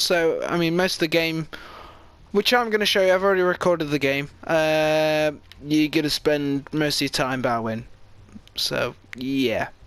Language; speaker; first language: English; native; English